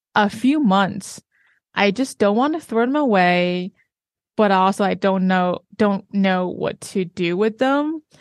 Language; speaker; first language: English; non-native, fluent; Chinese